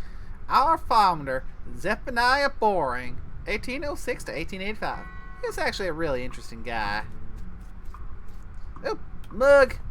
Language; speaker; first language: English; native; English